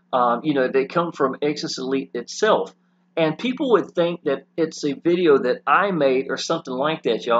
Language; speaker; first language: English; native; English